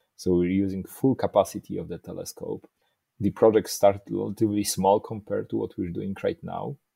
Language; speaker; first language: English; non-native, fluent; Polish